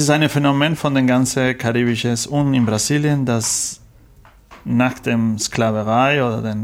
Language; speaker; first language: German; non-native, learner; Spanish